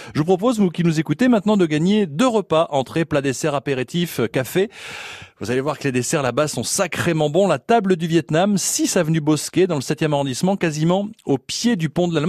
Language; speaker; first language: French; native; French